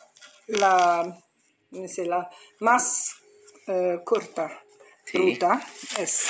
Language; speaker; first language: Spanish; non-native, learner; Italian